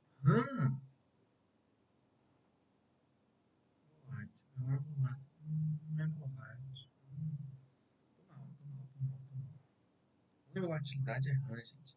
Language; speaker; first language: Portuguese; native; Portuguese